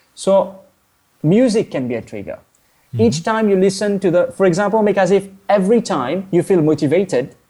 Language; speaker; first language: English; non-native, fluent; Morisyen